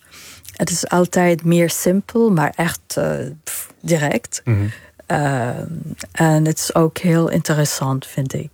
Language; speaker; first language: Dutch; non-native, fluent; Arabic